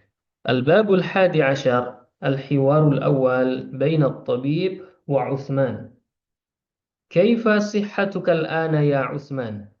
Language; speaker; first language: Arabic; non-native, fluent; Indonesian